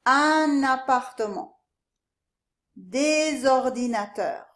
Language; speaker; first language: French; non-native, fluent; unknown